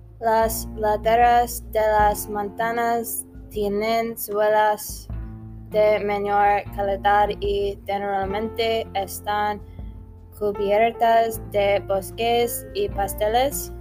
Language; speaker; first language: Spanish; non-native, learner; English